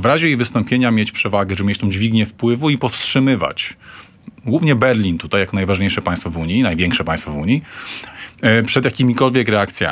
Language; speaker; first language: Polish; native; Polish